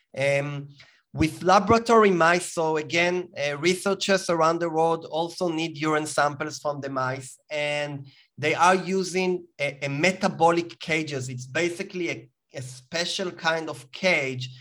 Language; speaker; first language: English; non-native, fluent; Hebrew